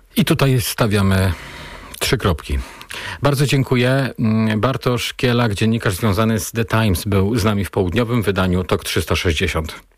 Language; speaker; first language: Polish; native; Polish